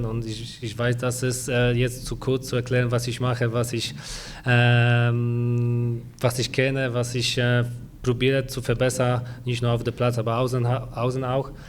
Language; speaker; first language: German; non-native, fluent; Polish